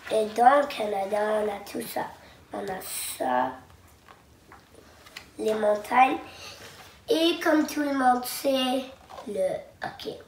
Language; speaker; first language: French; non-native, local second language; English